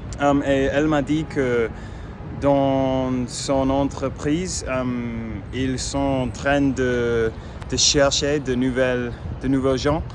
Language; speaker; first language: French; non-native, fluent; English